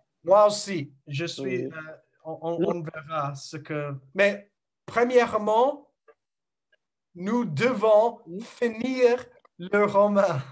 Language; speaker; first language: French; non-native, learner; English